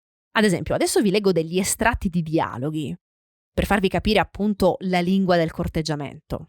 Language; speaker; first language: Italian; native; Italian